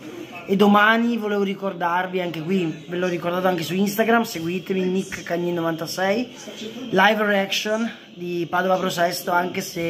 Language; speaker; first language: Italian; native; Italian